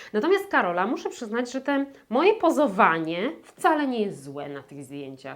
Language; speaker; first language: Polish; native; Polish